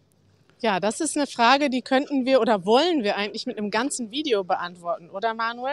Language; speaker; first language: German; native; German